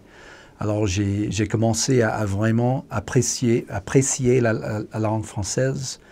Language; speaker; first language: French; non-native, fluent; English